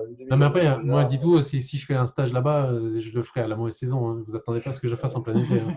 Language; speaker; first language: French; native; French